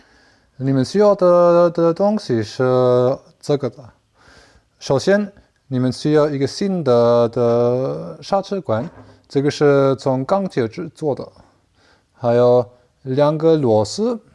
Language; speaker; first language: Chinese; non-native, learner; German